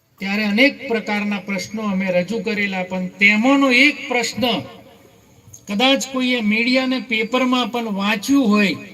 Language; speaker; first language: Gujarati; native; Gujarati